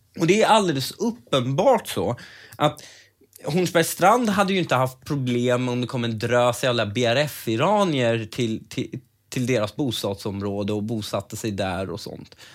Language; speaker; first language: Swedish; early bilingual, other home language; Persian